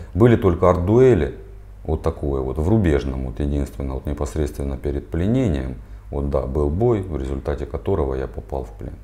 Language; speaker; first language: Russian; native; Russian